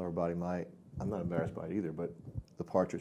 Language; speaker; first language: English; native; English